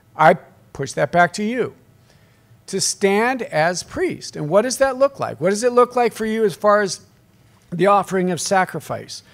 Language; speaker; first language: English; native; English